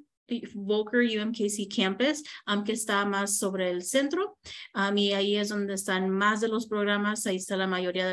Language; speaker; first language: Spanish; early bilingual, heritage; Spanish